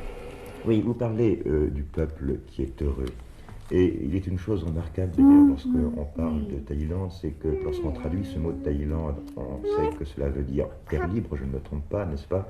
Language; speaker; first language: French; native; French